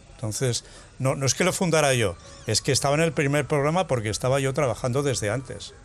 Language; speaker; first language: Spanish; native; Spanish